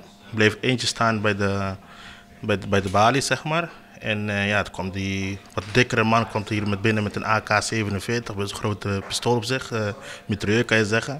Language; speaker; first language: Dutch; native; Dutch